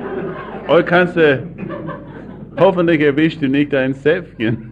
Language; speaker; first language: German; non-native, fluent; English